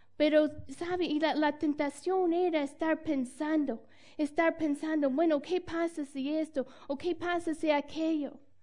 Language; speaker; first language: Spanish; non-native, fluent; English